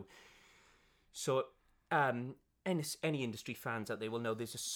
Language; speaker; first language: English; native; English